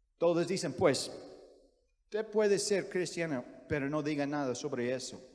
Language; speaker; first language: Spanish; non-native, fluent; English